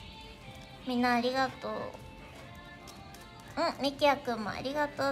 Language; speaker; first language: Japanese; native; Japanese